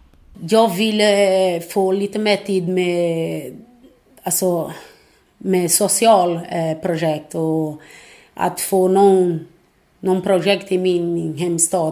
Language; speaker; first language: Swedish; non-native, fluent; Portuguese